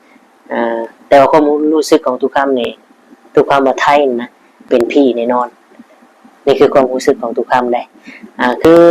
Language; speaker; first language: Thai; non-native, local second language; Lao